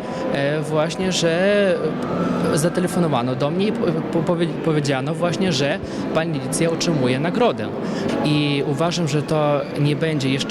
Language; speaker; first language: Polish; native; Polish